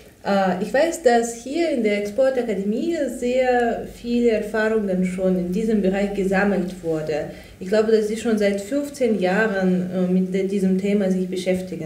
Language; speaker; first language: German; non-native, fluent; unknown